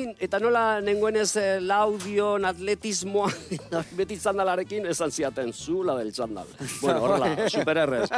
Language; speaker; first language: Basque; non-native, local second language; Spanish